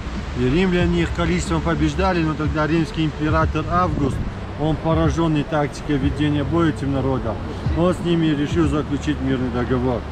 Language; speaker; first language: Russian; native; Russian